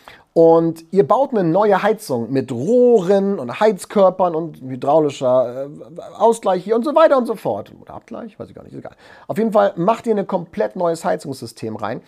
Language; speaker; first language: German; native; German